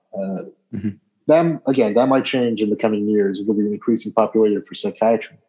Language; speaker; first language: English; native; English